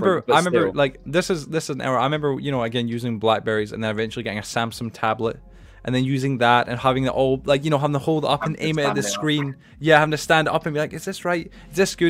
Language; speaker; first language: English; native; English